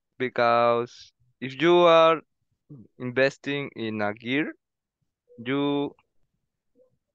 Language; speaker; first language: English; non-native, learner; Spanish